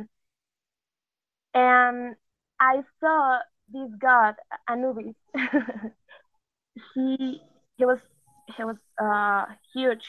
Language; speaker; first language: English; non-native, fluent; Spanish